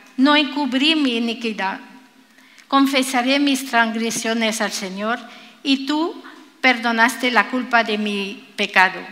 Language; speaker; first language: Spanish; non-native, fluent; French